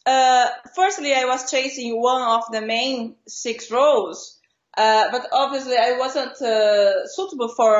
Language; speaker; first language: English; non-native, fluent; Portuguese